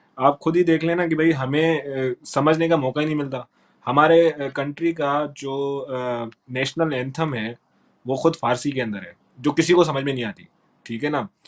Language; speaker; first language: Urdu; non-native, local second language; Sindhi